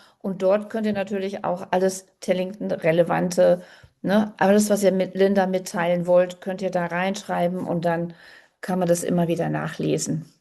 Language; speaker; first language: German; native; German